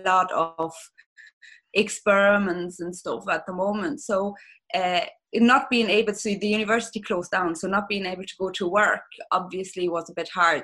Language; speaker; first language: English; non-native, fluent; German